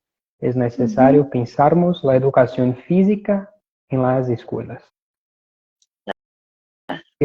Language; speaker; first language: Spanish; non-native, fluent; Portuguese